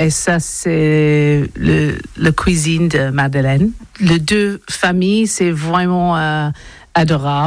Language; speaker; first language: French; non-native, learner; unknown